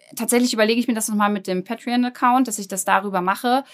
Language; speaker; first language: German; native; German